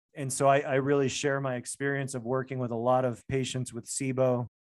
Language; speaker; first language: English; native; English